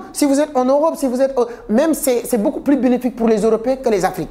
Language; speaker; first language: French; non-native, local second language; Wolof